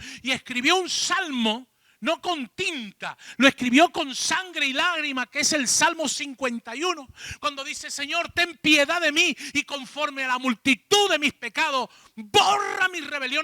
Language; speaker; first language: Spanish; native; Spanish